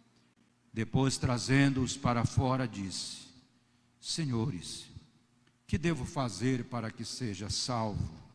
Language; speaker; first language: Portuguese; native; Portuguese